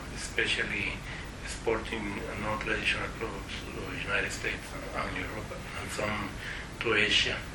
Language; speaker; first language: English; non-native, fluent; Spanish